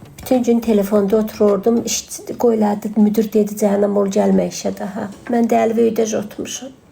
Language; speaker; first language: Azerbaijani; native; Azerbaijani